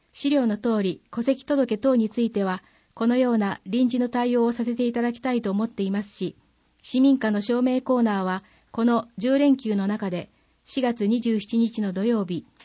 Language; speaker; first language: Japanese; native; Japanese